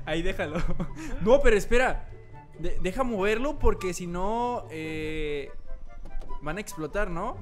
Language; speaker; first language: Spanish; native; Spanish